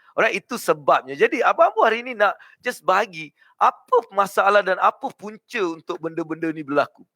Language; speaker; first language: Malay; native; Malay